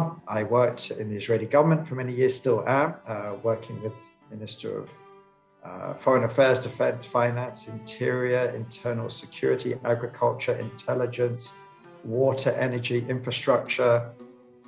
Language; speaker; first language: English; native; English